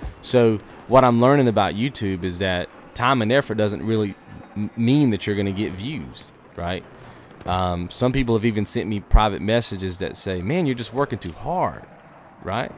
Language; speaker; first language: English; native; English